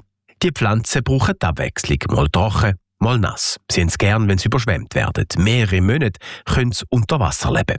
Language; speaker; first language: German; native; German